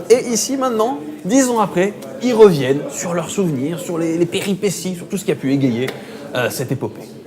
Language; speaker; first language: French; native; French